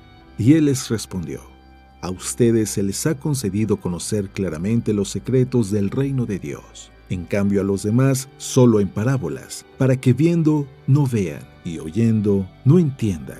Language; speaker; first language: Spanish; native; Spanish